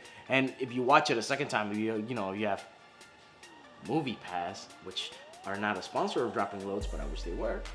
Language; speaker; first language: English; native; English